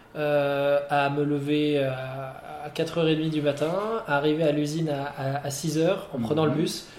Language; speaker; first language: French; non-native, local second language; Arabic